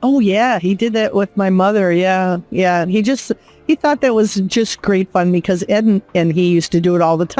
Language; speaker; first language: English; native; English